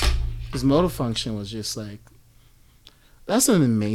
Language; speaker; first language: English; non-native, local second language; Yoruba